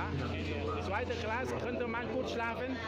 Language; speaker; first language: German; non-native, learner; Thai